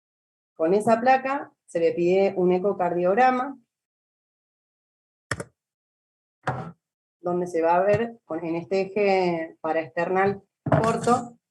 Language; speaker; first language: Spanish; native; Spanish